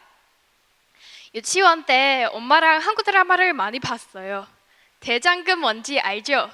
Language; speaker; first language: Korean; non-native, fluent; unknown